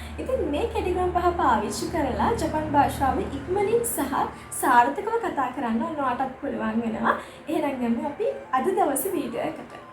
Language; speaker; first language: Sinhala; native; Sinhala